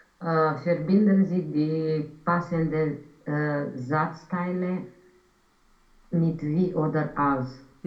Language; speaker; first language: German; non-native, learner; Romanian